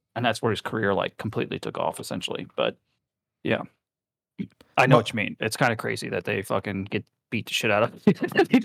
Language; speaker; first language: English; native; English